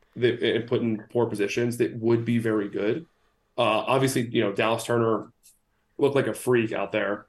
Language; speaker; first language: English; native; English